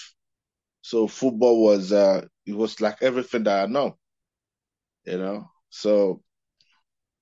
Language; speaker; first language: English; non-native, local second language; Igbo